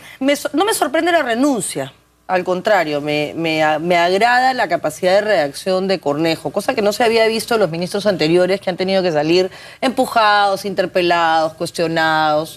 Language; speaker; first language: Spanish; native; Spanish